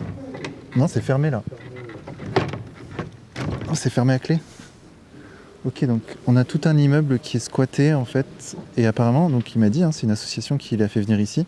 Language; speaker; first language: French; native; French